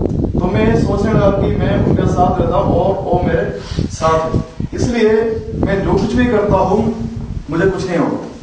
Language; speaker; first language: Hindi; non-native, local second language; Malayalam